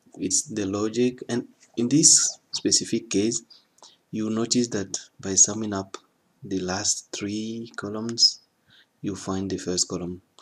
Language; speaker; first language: English; non-native, fluent; French